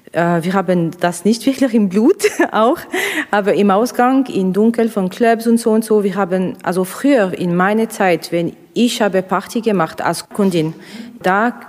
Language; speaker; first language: German; non-native, fluent; Russian